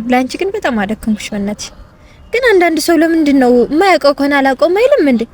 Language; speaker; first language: Amharic; non-native, local second language; Tigrinya